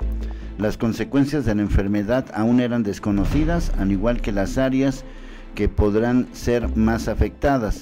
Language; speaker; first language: Spanish; native; Spanish